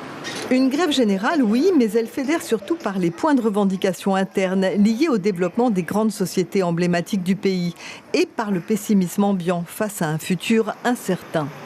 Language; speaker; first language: French; native; French